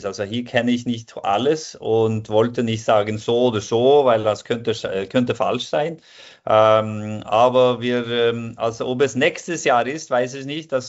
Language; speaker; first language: German; non-native, fluent; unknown